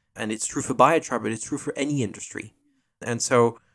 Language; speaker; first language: English; non-native, fluent; French